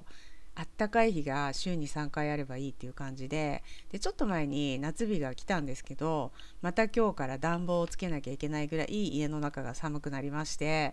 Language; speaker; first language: Japanese; native; Japanese